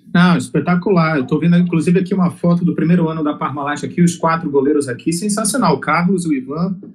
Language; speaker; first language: Portuguese; native; Portuguese